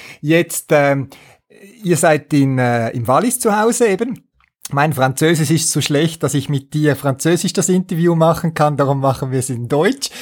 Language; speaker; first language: German; native; German